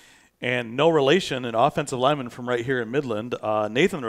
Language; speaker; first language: English; native; English